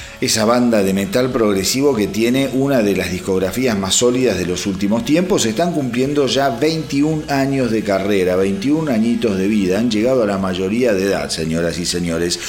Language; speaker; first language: Spanish; native; Spanish